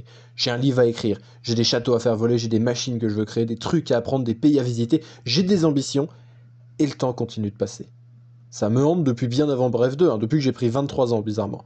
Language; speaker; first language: French; native; French